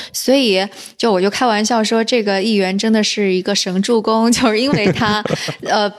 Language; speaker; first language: Chinese; native; Chinese